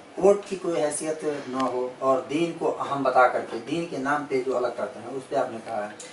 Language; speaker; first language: Urdu; native; Urdu